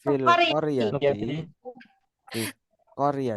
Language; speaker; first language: Arabic; non-native, fluent; Indonesian